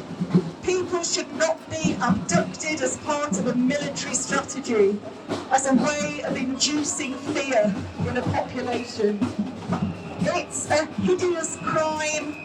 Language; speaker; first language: English; native; English